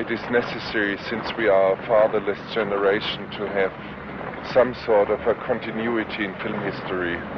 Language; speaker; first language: English; non-native, fluent; German